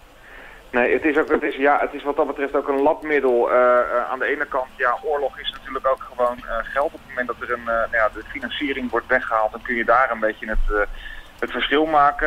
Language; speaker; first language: Dutch; native; Dutch